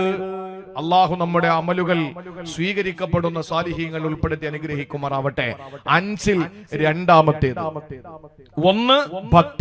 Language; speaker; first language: Malayalam; native; Malayalam